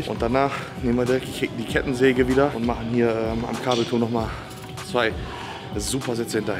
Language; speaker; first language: German; native; German